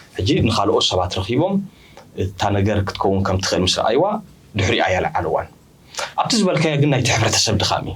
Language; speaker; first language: Tigrinya; early bilingual, heritage; Tigrinya